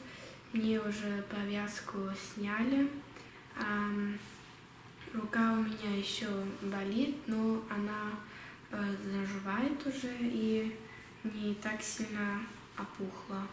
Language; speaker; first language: Russian; early bilingual, heritage; Russian